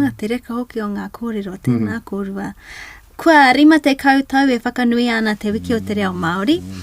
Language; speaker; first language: Māori; non-native, local second language; English